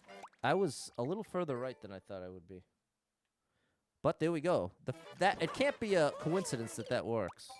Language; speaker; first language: English; native; English